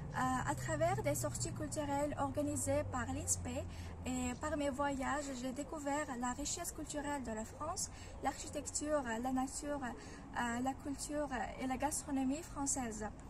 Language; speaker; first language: French; non-native, fluent; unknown